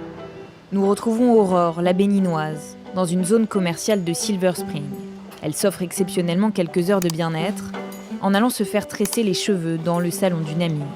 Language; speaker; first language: French; native; French